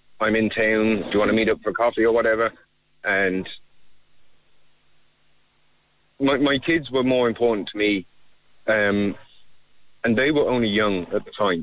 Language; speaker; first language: English; native; English